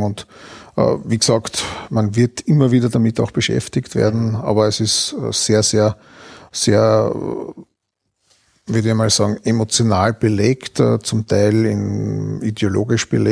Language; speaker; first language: German; native; German